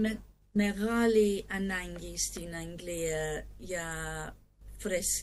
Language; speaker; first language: Greek; non-native, learner; English